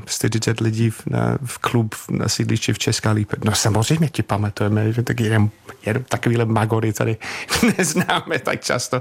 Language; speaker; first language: Czech; non-native, fluent; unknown